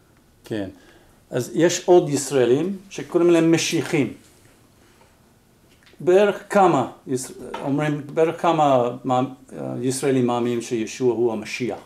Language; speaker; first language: Hebrew; non-native, fluent; English